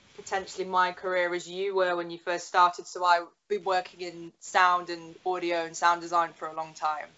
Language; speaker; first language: English; native; English